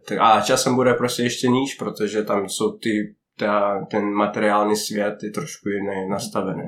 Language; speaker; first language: Czech; non-native, fluent; Russian